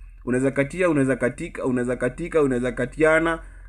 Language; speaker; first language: Swahili; native; Swahili